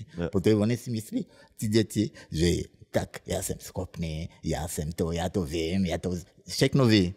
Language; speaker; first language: Czech; non-native, fluent; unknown